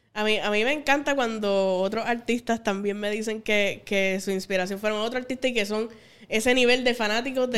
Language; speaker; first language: Spanish; native; Spanish